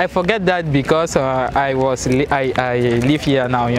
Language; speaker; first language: English; non-native, learner; French